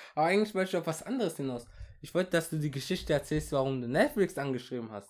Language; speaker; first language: German; early bilingual, other home language; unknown